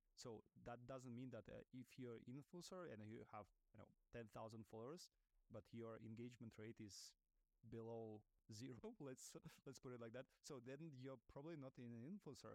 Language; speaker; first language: English; non-native, fluent; Russian